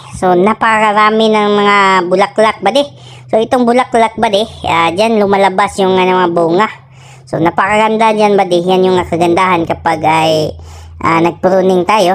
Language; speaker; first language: Filipino; non-native, local second language; Cebuano